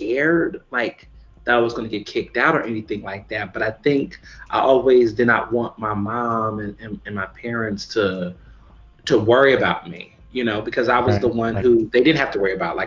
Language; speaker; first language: English; native; English